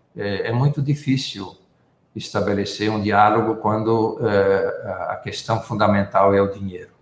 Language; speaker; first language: Portuguese; native; Portuguese